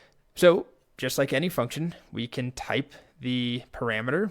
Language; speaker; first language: English; native; English